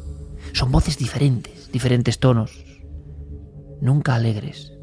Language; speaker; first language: Spanish; native; Spanish